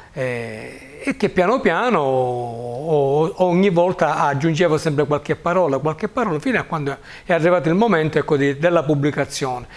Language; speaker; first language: Italian; native; Italian